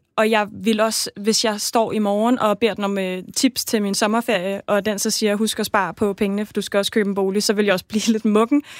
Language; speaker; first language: Danish; native; Danish